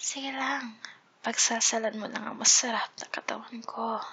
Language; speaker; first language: Filipino; non-native, learner; English